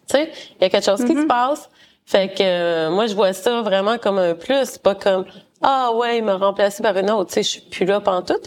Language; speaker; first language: French; native; French